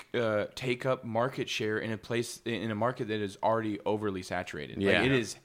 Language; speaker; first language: English; native; English